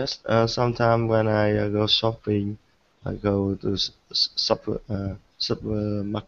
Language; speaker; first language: English; non-native, learner; Vietnamese